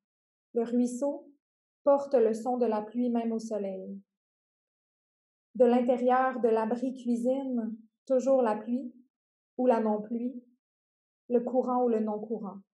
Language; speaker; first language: French; native; French